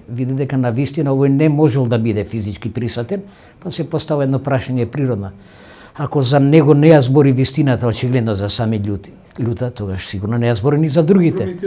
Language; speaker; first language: Macedonian; non-native, local second language; Albanian